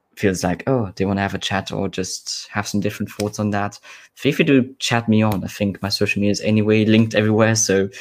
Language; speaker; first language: English; non-native, fluent; German